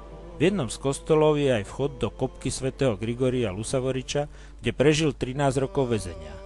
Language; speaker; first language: Slovak; native; Slovak